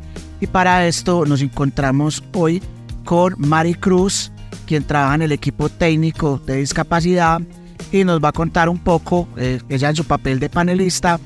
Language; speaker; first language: Spanish; native; Spanish